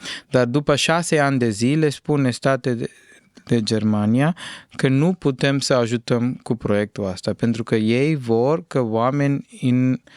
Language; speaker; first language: Romanian; non-native, fluent; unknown